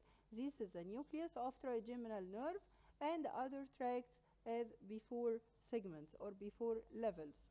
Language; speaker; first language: English; non-native, local second language; Arabic